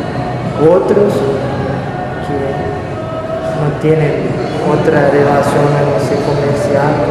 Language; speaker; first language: Spanish; non-native, learner; Portuguese